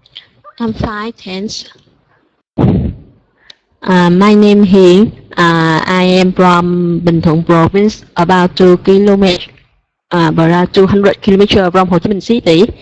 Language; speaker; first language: English; non-native, learner; Vietnamese